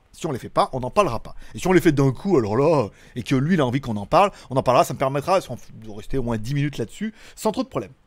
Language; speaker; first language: French; native; French